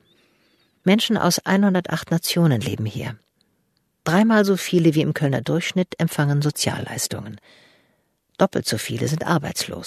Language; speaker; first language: German; native; German